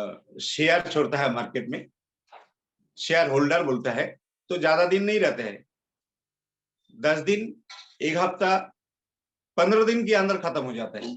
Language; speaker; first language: Hindi; non-native, local second language; Bangla